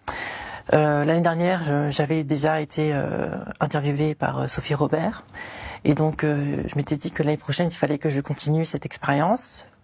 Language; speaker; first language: French; native; French